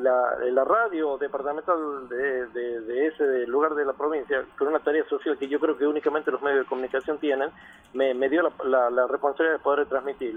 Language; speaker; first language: Spanish; native; Spanish